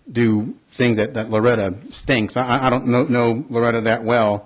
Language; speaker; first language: English; early bilingual, other home language; Spanish